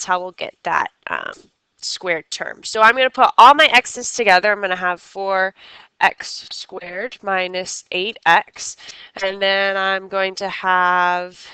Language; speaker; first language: English; native; English